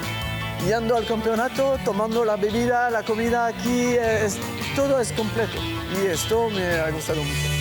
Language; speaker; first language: Spanish; non-native, fluent; French